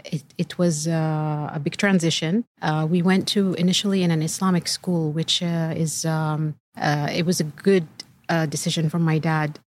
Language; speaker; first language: English; early bilingual, other home language; Arabic